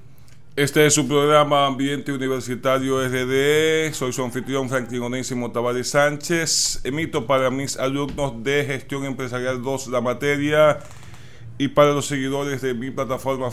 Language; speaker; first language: Spanish; native; Spanish